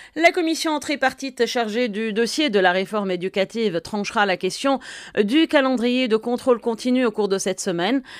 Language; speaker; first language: French; non-native, local second language; Arabic